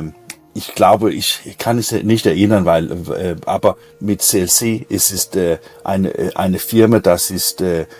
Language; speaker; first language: German; non-native, learner; Danish